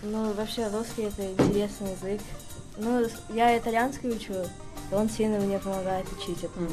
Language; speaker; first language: Russian; early bilingual, other home language; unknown